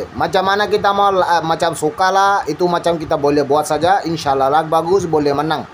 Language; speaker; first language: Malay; non-native, learner; Bangla